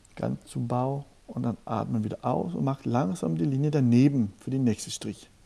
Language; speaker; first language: German; non-native, fluent; Danish